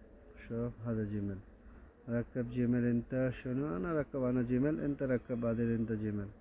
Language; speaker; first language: Arabic; non-native, learner; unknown